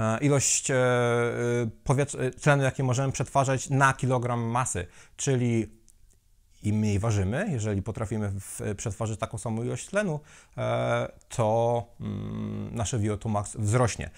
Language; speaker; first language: Polish; native; Polish